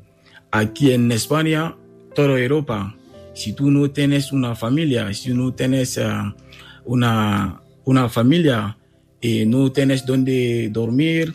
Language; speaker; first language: Spanish; non-native, learner; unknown